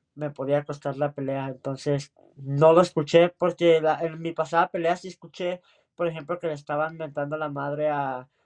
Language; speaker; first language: Spanish; early bilingual, heritage; Spanish